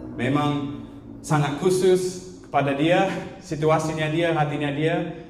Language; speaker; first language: Indonesian; non-native, fluent; English